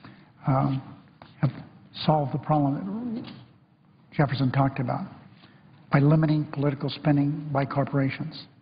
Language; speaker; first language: English; native; English